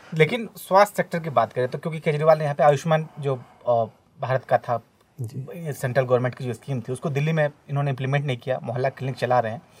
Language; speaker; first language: Hindi; native; Hindi